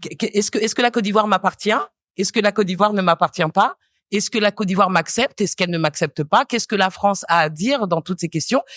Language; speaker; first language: French; native; French